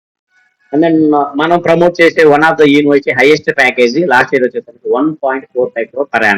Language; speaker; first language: Telugu; native; Telugu